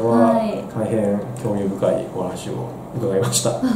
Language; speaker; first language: Japanese; native; Japanese